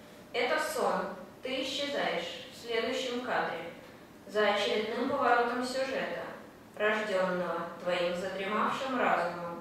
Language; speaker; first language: Russian; native; Russian